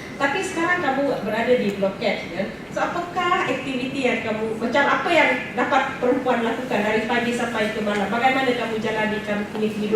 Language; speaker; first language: Malay; native; Malay